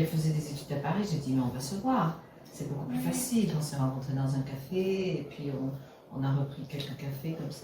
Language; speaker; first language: French; native; French